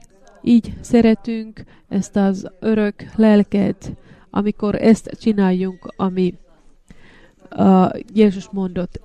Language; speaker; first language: Hungarian; non-native, learner; Finnish